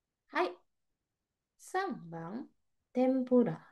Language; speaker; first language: Japanese; non-native, fluent; Indonesian